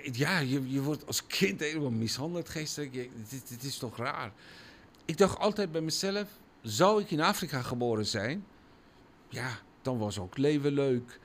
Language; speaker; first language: Dutch; non-native, fluent; Persian